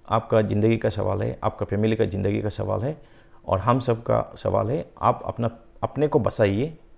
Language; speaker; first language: Hindi; non-native, local second language; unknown